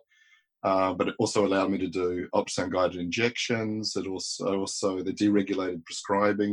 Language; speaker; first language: English; native; English